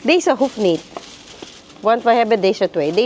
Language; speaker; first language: Dutch; non-native, learner; Filipino